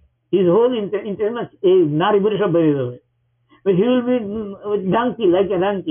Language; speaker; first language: English; non-native, local second language; Bangla